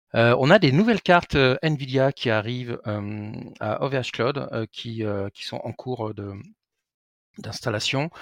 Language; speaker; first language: French; native; French